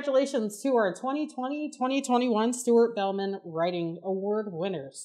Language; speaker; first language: English; native; English